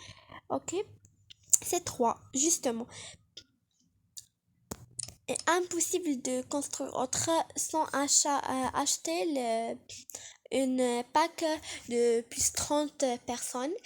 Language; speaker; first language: French; non-native, learner; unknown